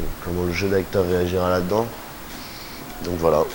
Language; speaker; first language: French; native; French